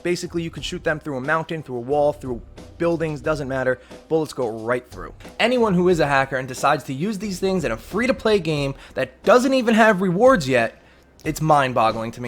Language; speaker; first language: English; native; English